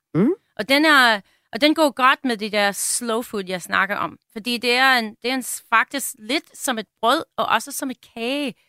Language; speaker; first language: Danish; non-native, fluent; English